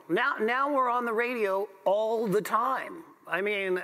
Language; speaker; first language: English; native; English